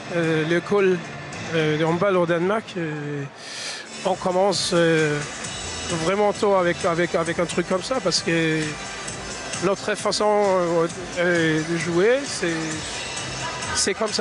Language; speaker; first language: French; non-native, fluent; Danish